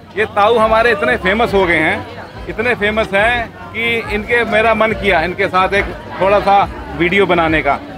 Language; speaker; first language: Hindi; native; Hindi